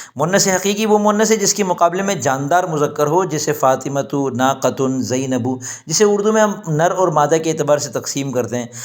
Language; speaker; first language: Urdu; native; Urdu